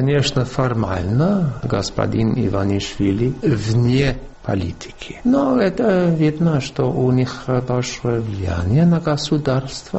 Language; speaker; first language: Russian; non-native, fluent; English